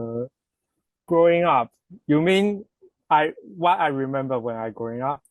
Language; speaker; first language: English; non-native, learner; Chinese